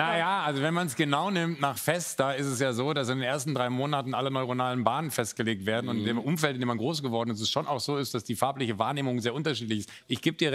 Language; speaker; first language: German; native; German